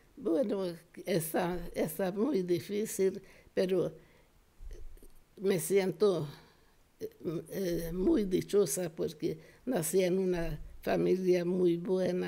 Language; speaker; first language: Spanish; non-native, fluent; Hungarian